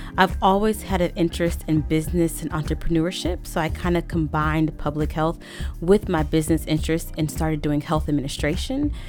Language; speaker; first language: English; native; English